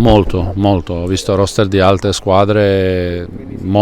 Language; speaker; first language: Italian; non-native, fluent; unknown